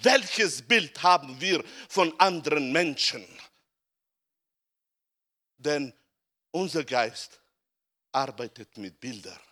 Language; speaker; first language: German; non-native, fluent; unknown